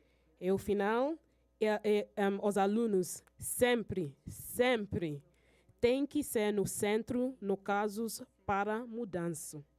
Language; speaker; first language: Portuguese; non-native, fluent; English